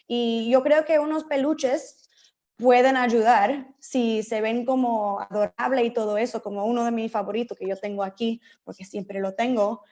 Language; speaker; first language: Spanish; early bilingual, heritage; Spanish